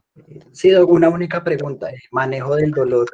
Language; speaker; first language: Spanish; native; Spanish